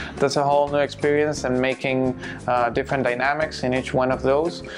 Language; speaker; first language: English; non-native, fluent; Spanish